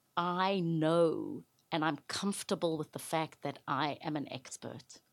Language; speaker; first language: English; native; English